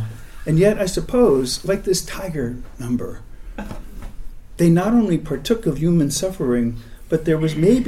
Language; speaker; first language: English; native; English